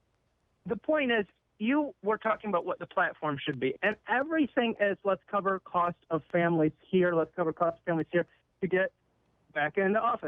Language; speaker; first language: English; native; English